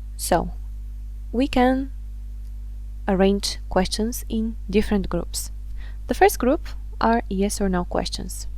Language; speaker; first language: English; non-native, fluent; Bulgarian